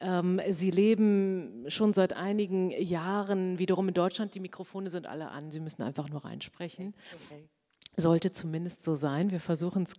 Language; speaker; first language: German; native; German